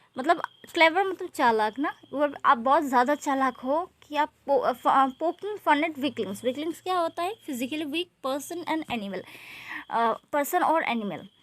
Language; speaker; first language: Hindi; non-native, local second language; Bangla